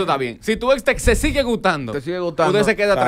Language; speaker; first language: Spanish; native; Spanish